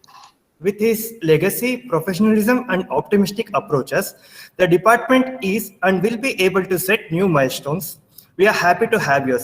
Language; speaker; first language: English; non-native, local second language; Kannada